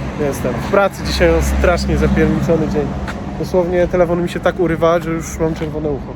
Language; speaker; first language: Polish; native; Polish